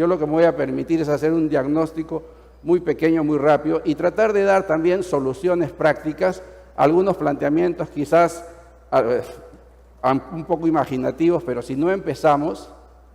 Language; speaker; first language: Spanish; native; Spanish